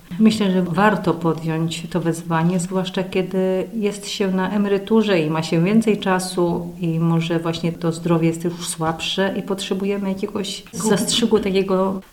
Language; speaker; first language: Polish; native; Polish